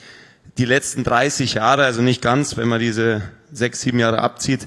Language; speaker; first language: German; native; German